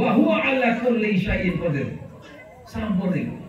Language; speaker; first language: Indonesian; non-native, local second language; Javanese